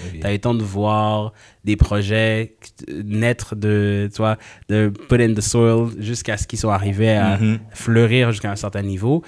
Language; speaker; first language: French; native; French